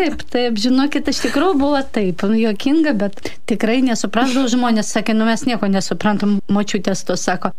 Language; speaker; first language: Lithuanian; non-native, fluent; Russian